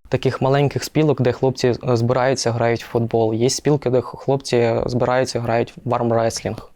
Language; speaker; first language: Ukrainian; non-native, local second language; Russian